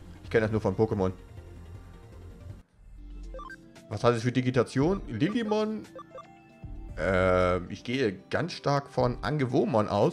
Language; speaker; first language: German; native; German